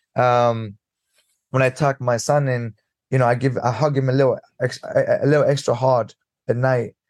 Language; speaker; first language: English; early bilingual, other home language; Swedish